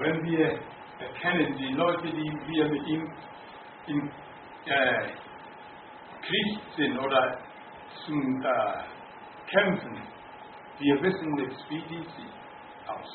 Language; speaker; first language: German; non-native, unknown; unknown